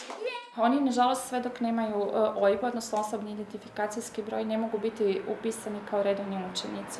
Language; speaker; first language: Croatian; native; Croatian